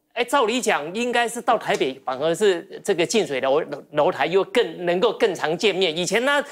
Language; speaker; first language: Chinese; native; Chinese